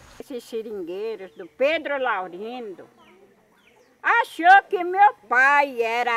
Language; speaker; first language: Portuguese; non-native, local second language; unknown